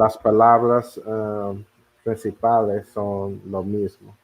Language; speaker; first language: Spanish; non-native, learner; English